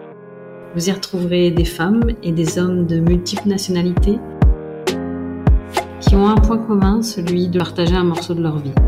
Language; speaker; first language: French; native; French